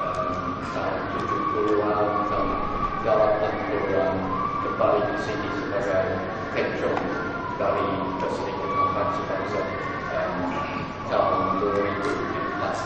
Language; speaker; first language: Indonesian; non-native, fluent; English